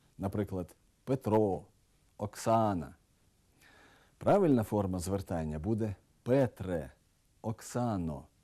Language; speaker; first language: Ukrainian; native; Ukrainian